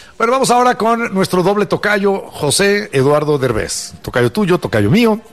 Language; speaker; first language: Spanish; native; Spanish